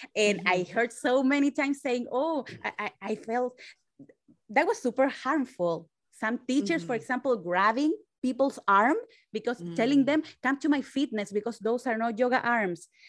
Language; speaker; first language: English; non-native, fluent; Spanish